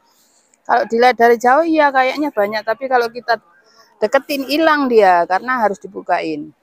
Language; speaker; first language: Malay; non-native, local second language; Javanese